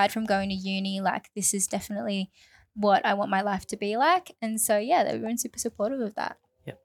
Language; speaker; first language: English; early bilingual, other home language; Filipino